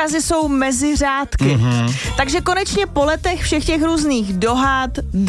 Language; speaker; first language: Czech; native; Czech